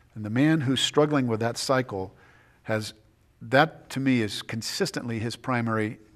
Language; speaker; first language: English; native; English